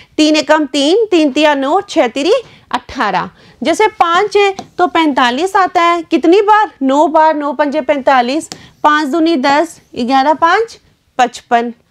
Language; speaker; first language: Hindi; native; Hindi